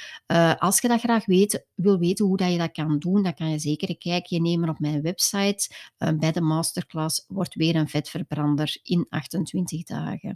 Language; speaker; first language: Dutch; native; Dutch